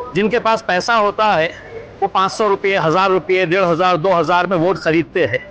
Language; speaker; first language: Hindi; non-native, local second language; Marathi